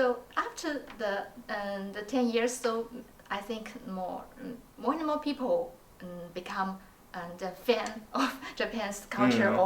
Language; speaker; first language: English; non-native, learner; Chinese